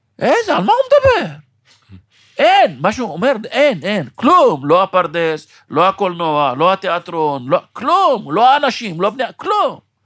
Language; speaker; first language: Hebrew; non-native, local second language; Arabic